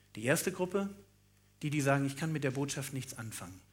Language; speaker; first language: German; native; German